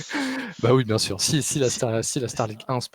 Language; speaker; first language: French; native; French